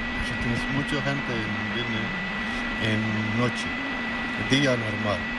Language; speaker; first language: Spanish; non-native, learner; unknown